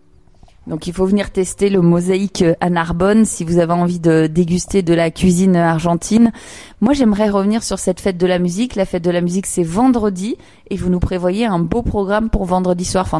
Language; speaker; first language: French; native; French